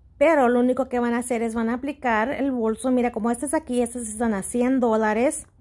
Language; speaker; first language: Spanish; early bilingual, heritage; Spanish